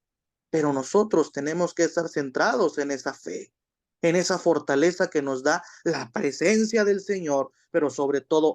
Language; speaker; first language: Spanish; native; Spanish